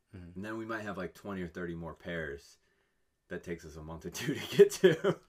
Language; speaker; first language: English; native; English